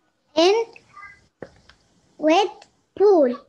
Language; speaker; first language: English; non-native, learner; Arabic